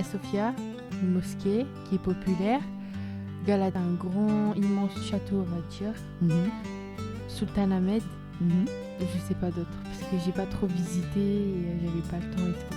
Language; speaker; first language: French; early bilingual, other home language; Turkish